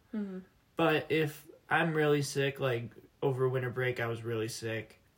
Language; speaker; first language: English; native; English